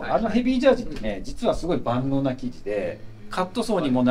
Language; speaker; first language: Japanese; native; Japanese